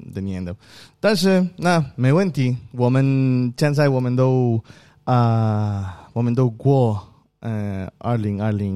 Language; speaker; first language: Chinese; non-native, learner; Spanish